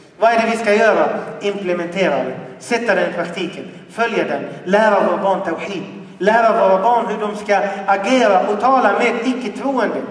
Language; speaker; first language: Swedish; non-native, fluent; Arabic